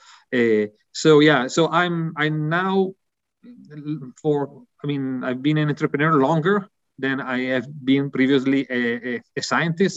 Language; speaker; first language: English; non-native, fluent; Italian